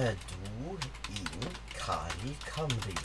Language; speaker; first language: Welsh; non-native, learner; English